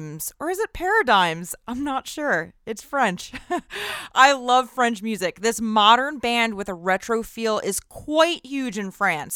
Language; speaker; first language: English; native; English